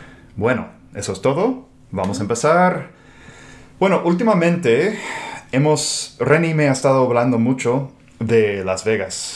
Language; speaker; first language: Spanish; non-native, fluent; English